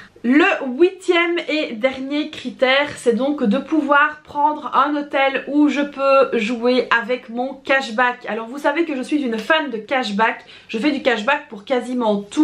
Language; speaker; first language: French; native; French